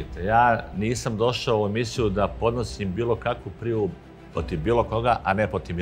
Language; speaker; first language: Serbian; native; Serbian